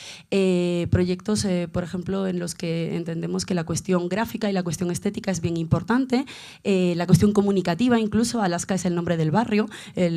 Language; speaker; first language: Spanish; native; Spanish